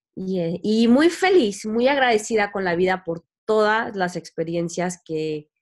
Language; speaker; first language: Spanish; native; Spanish